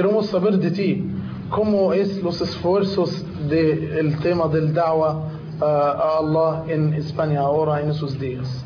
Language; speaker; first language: Spanish; non-native, learner; Arabic